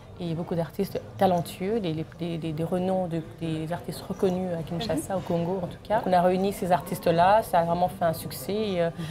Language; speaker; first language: French; early bilingual, other home language; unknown